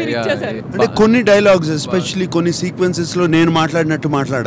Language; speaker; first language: Telugu; native; Telugu